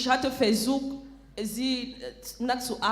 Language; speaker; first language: German; non-native, fluent; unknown